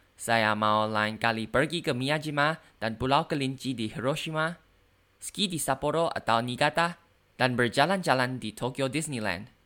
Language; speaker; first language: Indonesian; non-native, learner; Thai